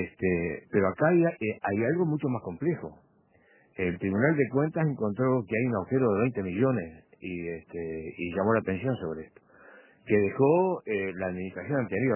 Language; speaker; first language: Spanish; native; Spanish